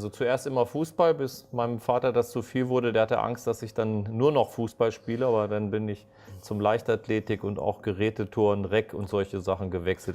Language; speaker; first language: German; native; German